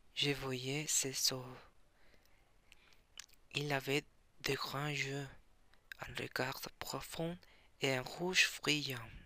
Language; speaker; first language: French; non-native, learner; Spanish